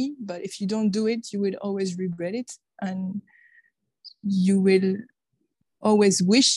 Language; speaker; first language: English; non-native, fluent; French